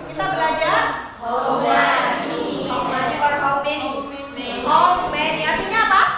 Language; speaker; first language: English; non-native, fluent; Indonesian